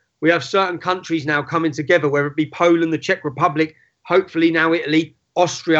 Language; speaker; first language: English; native; English